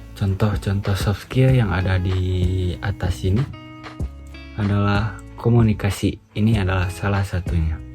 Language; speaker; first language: Indonesian; non-native, local second language; Sundanese